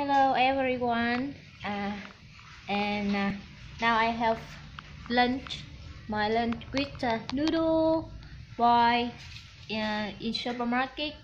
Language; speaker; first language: English; non-native, learner; Vietnamese